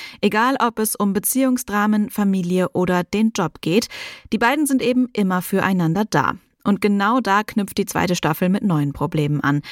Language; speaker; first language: German; native; German